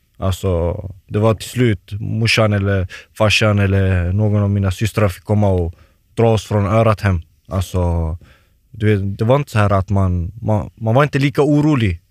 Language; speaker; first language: Swedish; early bilingual, other home language; Turoyo